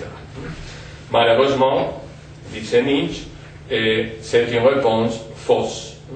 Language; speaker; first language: French; non-native, fluent; Spanish